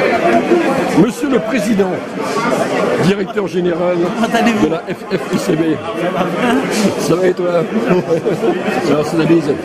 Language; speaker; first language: French; native; French